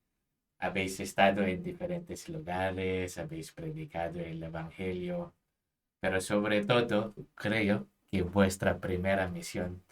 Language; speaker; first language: Spanish; non-native, fluent; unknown